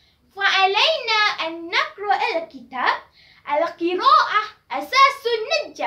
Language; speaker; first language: Arabic; non-native, learner; Malay